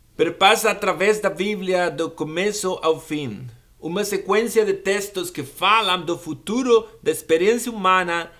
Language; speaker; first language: Portuguese; non-native, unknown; Spanish